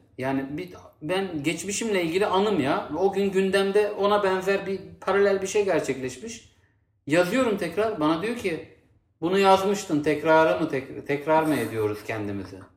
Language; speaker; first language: Turkish; native; Turkish